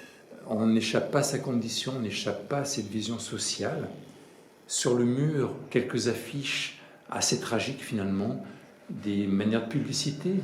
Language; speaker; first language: French; native; French